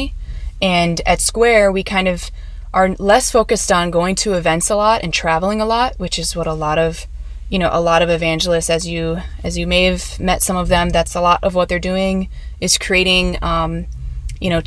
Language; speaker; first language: English; native; English